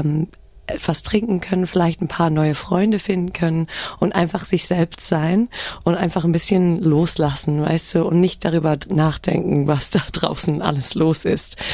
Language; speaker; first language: German; early bilingual, heritage; German